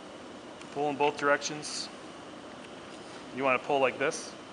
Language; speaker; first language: English; native; English